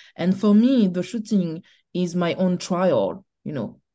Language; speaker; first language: English; non-native, learner; French